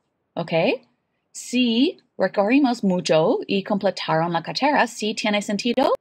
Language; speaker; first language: Spanish; non-native, fluent; English